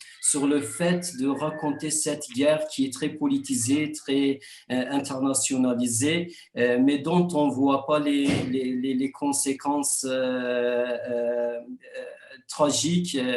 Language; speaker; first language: French; non-native, fluent; Kurdish